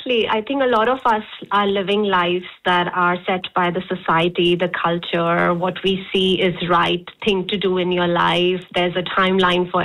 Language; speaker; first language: English; non-native, local second language; Hindi